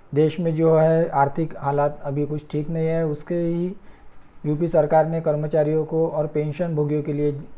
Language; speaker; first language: Hindi; non-native, local second language; Marathi